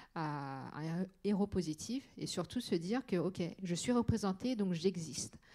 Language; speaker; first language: French; native; French